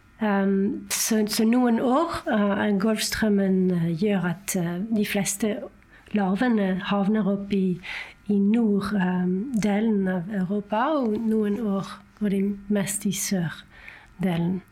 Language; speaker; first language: Norwegian; non-native, fluent; French